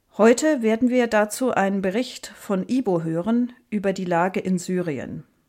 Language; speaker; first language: German; native; German